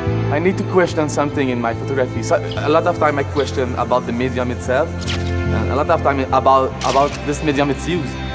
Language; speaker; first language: English; non-native, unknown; French